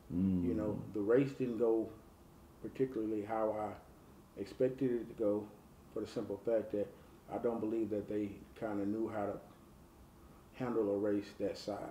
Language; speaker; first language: English; native; English